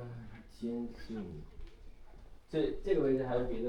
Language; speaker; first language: Chinese; non-native, learner; Sinhala